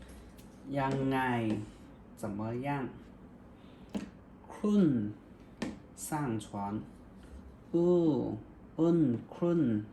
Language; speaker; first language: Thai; non-native, learner; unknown